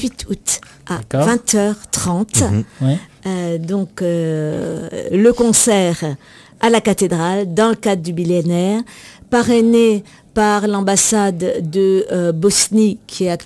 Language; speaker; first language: French; native; French